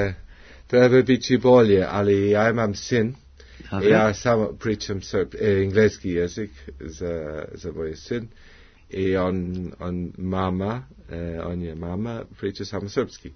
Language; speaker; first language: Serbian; non-native, learner; English